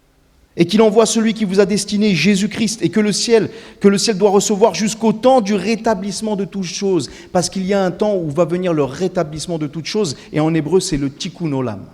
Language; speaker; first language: French; native; French